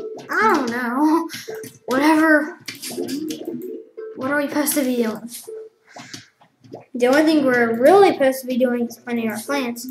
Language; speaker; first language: English; native; English